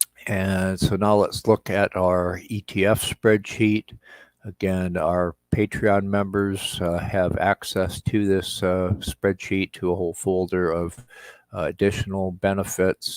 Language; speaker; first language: English; native; English